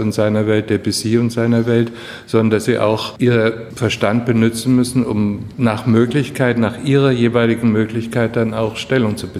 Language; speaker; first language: German; native; German